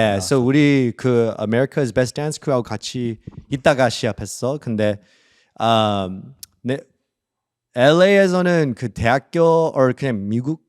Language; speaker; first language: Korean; early bilingual, heritage; English